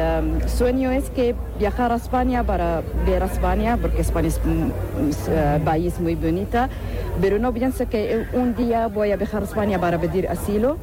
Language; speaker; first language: Spanish; non-native, learner; Arabic